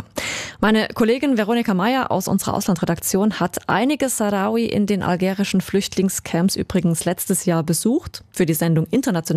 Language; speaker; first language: German; native; German